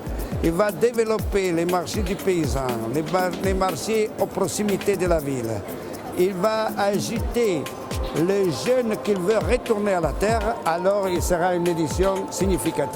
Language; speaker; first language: French; non-native, fluent; Italian